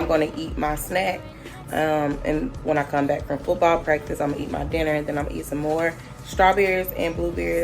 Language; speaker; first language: English; native; English